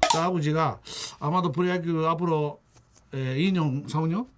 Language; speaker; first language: Korean; non-native, learner; Japanese